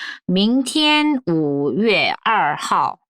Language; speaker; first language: Chinese; non-native, fluent; Korean